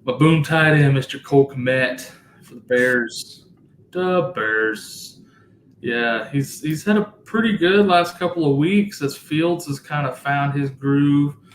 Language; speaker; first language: English; native; English